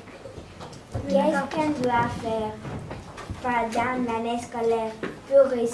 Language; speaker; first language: French; non-native, learner; Greek